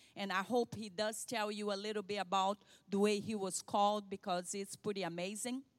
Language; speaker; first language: English; non-native, fluent; Portuguese